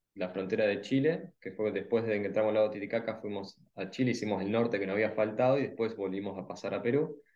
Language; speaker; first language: Spanish; native; Spanish